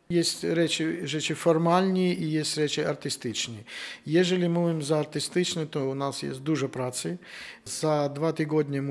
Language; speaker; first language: Polish; non-native, learner; Ukrainian